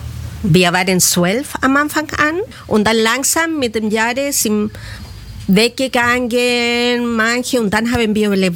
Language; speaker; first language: German; non-native, learner; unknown